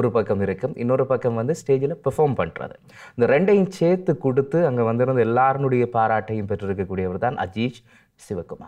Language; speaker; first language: Tamil; native; Tamil